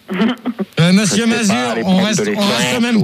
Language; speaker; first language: French; native; French